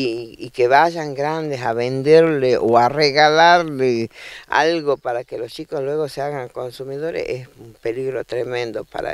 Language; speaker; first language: Spanish; native; Spanish